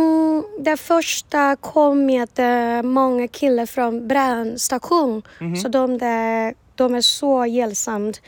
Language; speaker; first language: Swedish; non-native, learner; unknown